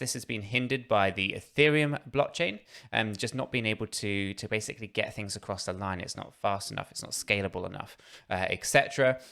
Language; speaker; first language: English; native; English